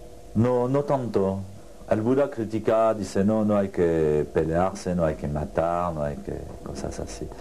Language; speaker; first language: Spanish; non-native, learner; French